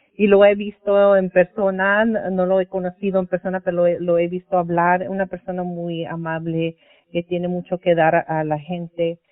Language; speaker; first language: Spanish; early bilingual, heritage; Spanish